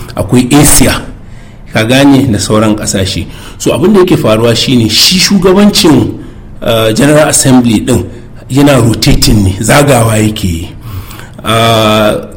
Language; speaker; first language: Hausa; native; Hausa